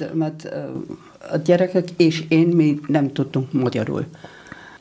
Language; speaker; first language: Hungarian; non-native, fluent; German